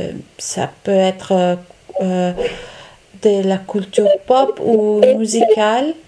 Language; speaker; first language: French; non-native, local second language; Italian